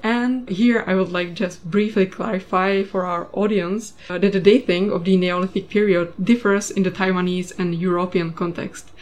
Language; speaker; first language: English; non-native, fluent; Czech